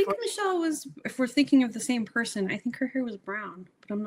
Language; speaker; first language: English; native; English